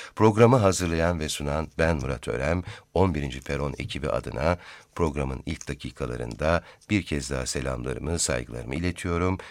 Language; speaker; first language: Turkish; native; Turkish